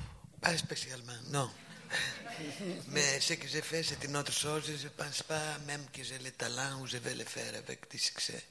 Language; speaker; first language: French; non-native, fluent; Greek